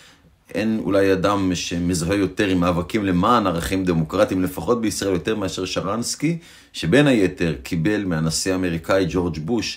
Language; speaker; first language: Hebrew; native; Hebrew